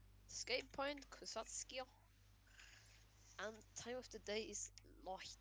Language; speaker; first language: English; non-native, fluent; Danish